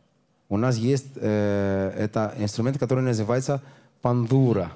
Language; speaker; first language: Russian; non-native, learner; Greek